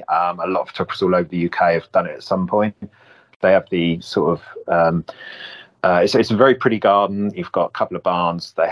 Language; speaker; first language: English; native; English